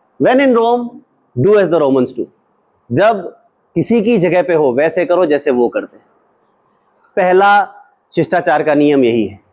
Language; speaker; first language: Hindi; native; Hindi